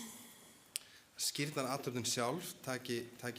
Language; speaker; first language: Icelandic; native; Icelandic